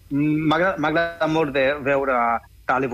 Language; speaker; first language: Catalan; non-native, fluent; French